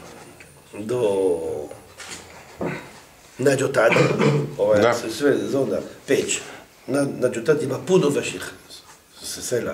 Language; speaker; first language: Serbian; non-native, fluent; French